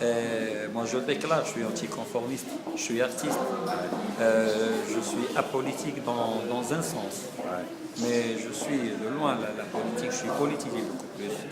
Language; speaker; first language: French; non-native, local second language; Arabic